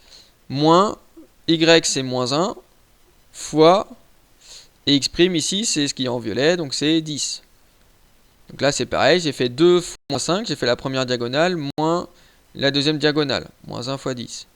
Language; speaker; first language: French; native; French